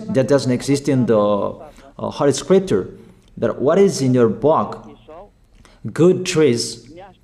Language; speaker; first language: English; non-native, fluent; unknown